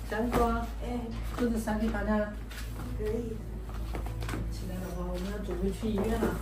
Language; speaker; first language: Chinese; native; Chinese